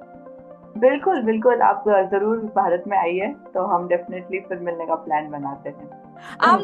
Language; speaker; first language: Hindi; native; Hindi